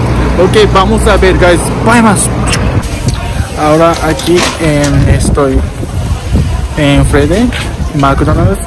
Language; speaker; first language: Spanish; non-native, learner; Japanese